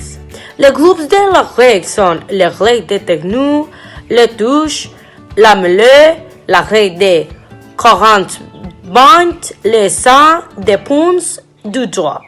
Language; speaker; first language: French; non-native, learner; Spanish